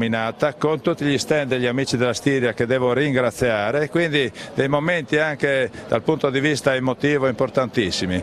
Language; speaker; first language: Italian; native; Italian